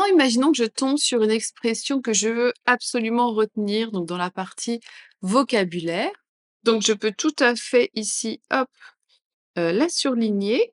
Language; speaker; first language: French; native; French